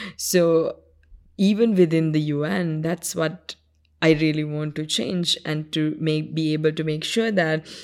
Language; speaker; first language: English; non-native, local second language; Sinhala